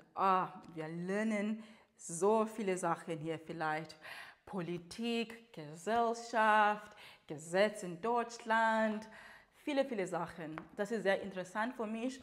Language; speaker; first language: German; non-native, learner; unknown